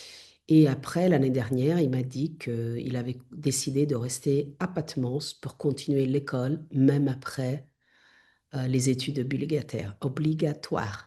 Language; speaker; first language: French; non-native, fluent; Italian